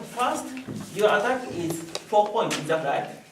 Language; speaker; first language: English; non-native, learner; Japanese